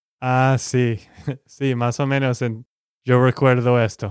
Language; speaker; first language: Spanish; non-native, learner; English